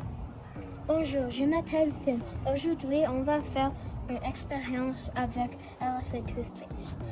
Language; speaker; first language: French; non-native, learner; English